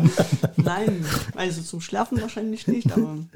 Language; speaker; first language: German; early bilingual, other home language; Russian